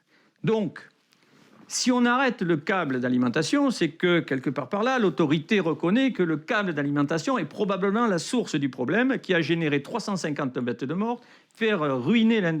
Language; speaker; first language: French; native; French